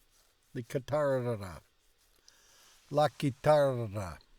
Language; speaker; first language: Italian; non-native, learner; English